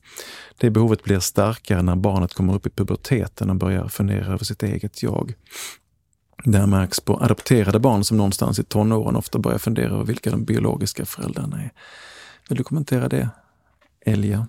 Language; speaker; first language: Swedish; native; Swedish